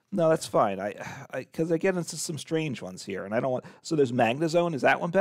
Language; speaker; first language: English; native; English